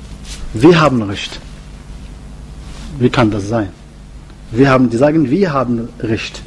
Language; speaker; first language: German; non-native, learner; Arabic